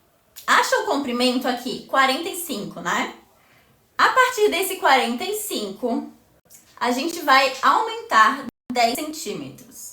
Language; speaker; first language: Portuguese; native; Portuguese